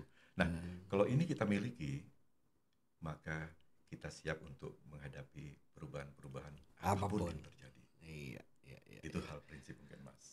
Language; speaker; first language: Indonesian; non-native, local second language; Javanese